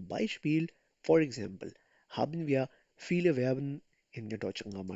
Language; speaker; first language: German; non-native, fluent; Urdu